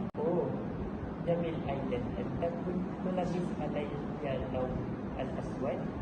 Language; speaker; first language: Arabic; non-native, learner; Malay